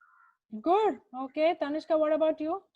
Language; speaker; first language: English; non-native, local second language; Hindi